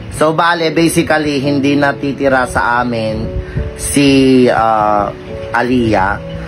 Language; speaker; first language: Filipino; non-native, local second language; Iloko